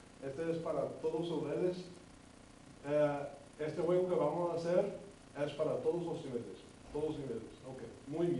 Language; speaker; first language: Spanish; non-native, fluent; English